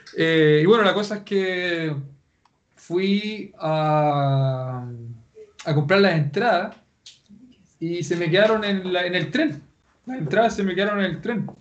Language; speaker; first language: Spanish; native; Spanish